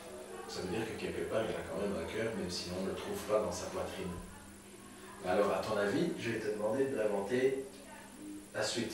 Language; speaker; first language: French; native; French